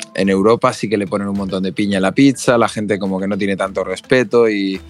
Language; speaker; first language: Spanish; native; Spanish